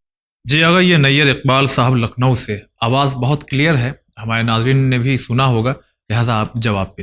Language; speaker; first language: Urdu; native; Urdu